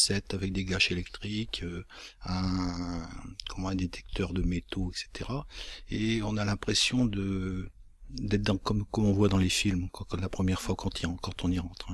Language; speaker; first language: French; native; French